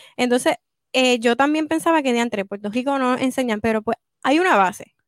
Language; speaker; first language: Spanish; native; Spanish